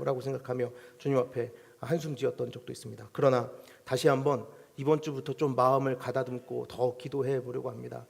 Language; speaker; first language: Korean; native; Korean